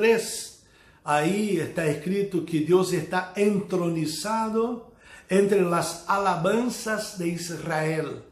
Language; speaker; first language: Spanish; non-native, fluent; Portuguese